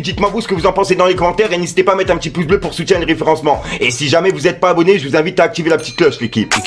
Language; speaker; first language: French; native; French